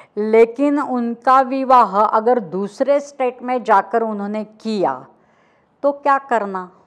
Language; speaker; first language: Hindi; non-native, local second language; Marathi